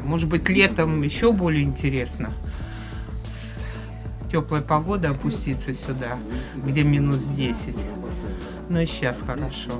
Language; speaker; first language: Russian; native; Russian